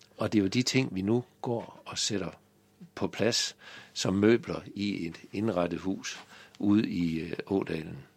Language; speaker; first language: Danish; native; Danish